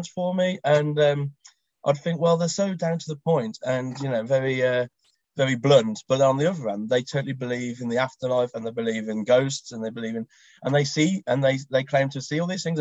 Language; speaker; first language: English; native; English